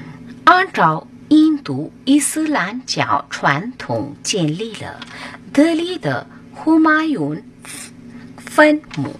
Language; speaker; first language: Chinese; non-native, learner; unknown